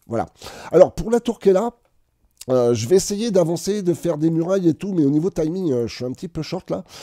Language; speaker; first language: French; native; French